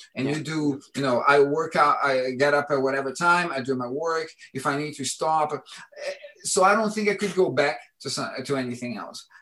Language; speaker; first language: English; non-native, fluent; Portuguese